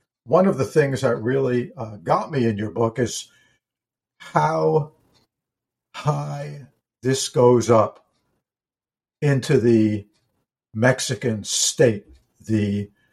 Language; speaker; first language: English; native; English